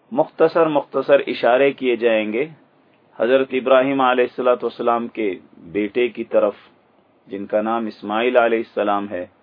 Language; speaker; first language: Urdu; native; Urdu